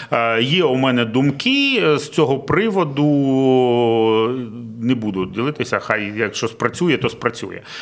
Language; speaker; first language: Ukrainian; non-native, local second language; Russian